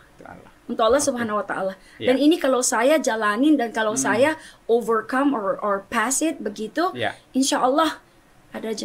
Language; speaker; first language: Indonesian; non-native, fluent; German